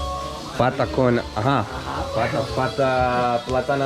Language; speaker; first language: Spanish; non-native, learner; Croatian